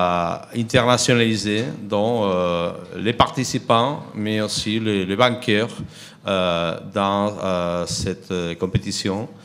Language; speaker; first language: French; non-native, fluent; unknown